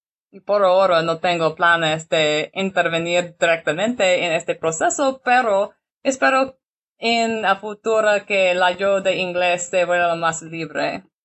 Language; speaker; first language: Spanish; non-native, learner; English